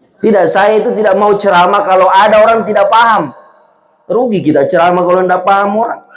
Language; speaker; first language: Indonesian; non-native, local second language; Buginese